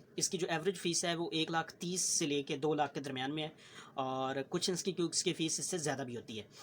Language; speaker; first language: Urdu; native; Urdu